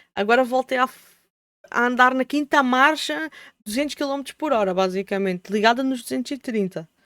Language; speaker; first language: Portuguese; native; Portuguese